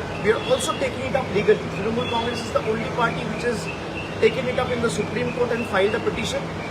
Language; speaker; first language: English; non-native, local second language; Bangla